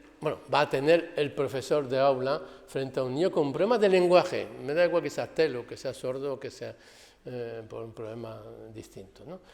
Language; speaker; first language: Spanish; non-native, fluent; French